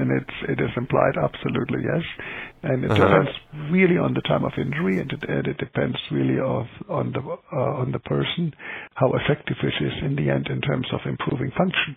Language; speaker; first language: English; non-native, fluent; German